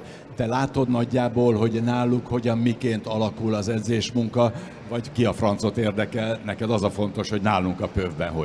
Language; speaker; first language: Hungarian; native; Hungarian